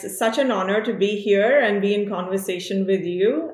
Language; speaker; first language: English; non-native, local second language; Punjabi